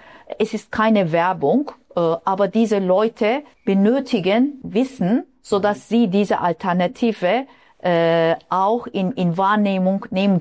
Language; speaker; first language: German; non-native, fluent; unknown